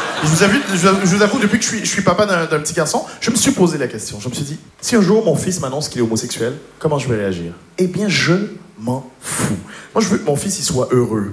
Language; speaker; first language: French; native; French